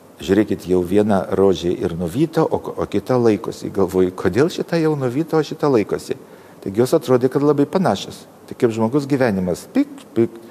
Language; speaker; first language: Lithuanian; native; Lithuanian